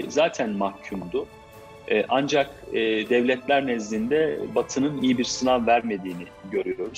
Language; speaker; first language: Turkish; native; Turkish